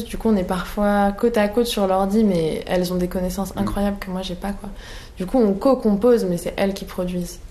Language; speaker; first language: French; native; French